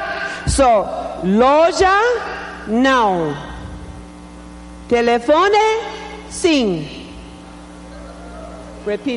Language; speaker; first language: Portuguese; non-native, learner; English